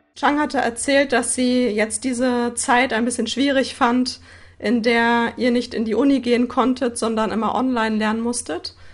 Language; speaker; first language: German; native; German